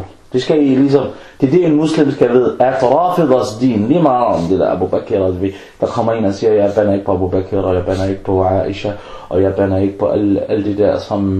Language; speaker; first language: Danish; non-native, fluent; Arabic